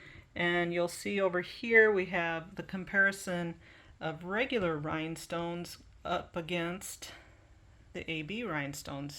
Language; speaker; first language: English; native; English